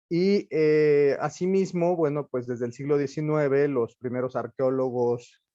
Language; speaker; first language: Spanish; native; Spanish